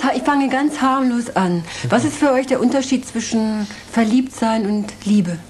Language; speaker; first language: German; native; German